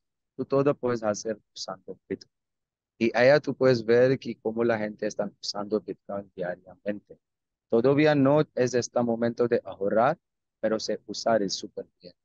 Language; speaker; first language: Spanish; non-native, learner; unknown